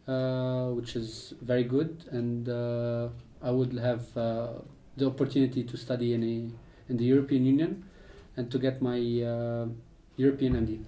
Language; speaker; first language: English; non-native, fluent; Arabic